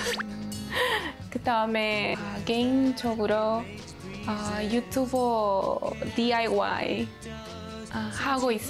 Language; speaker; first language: Korean; non-native, learner; Spanish